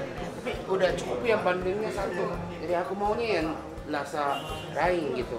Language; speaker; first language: Indonesian; non-native, fluent; Japanese